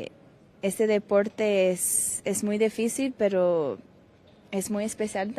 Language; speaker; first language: Spanish; early bilingual, heritage; Spanish